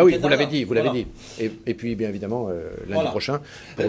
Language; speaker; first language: French; native; French